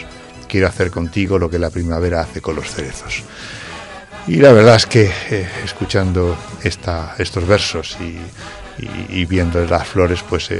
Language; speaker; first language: Spanish; native; Spanish